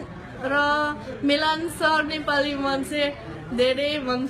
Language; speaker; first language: Nepali; non-native, learner; English